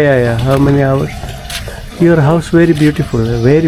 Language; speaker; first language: English; non-native, local second language; Malayalam